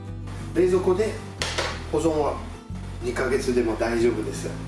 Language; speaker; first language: Japanese; non-native, fluent; French